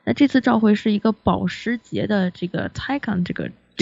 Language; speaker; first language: Chinese; native; Chinese